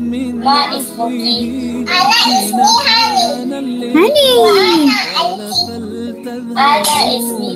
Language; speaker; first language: Arabic; non-native, learner; Malay